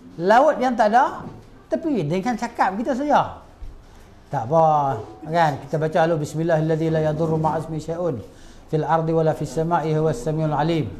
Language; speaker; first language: Malay; native; Malay